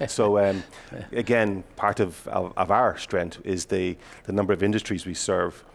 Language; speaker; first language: English; native; English